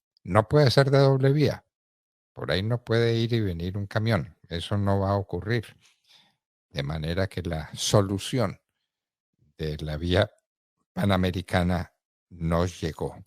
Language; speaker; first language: Spanish; native; Spanish